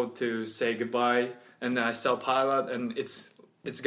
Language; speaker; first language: English; non-native, learner; Japanese